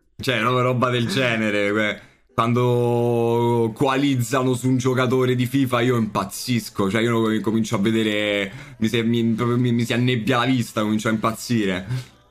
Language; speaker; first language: Italian; native; Italian